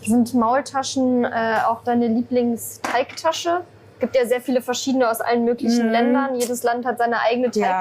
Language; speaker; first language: German; native; German